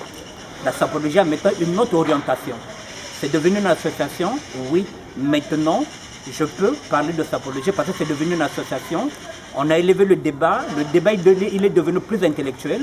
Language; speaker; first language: French; non-native, local second language; Lingala